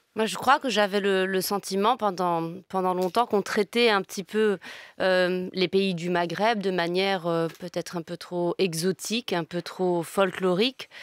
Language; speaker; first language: French; native; French